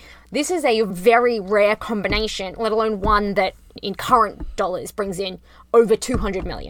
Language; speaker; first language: English; native; English